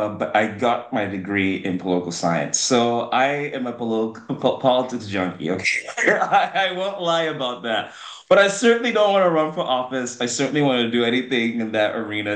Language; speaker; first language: English; non-native, local second language; Yoruba